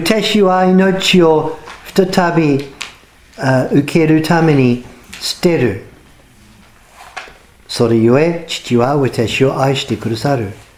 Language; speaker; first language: Japanese; non-native, fluent; English